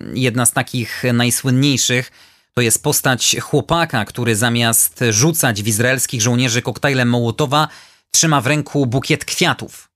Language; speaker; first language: Polish; native; Polish